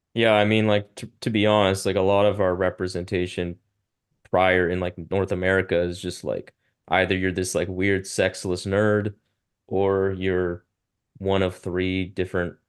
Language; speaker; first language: English; native; English